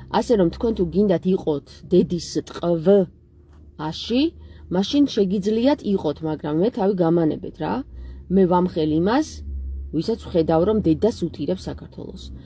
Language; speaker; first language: Georgian; native; Georgian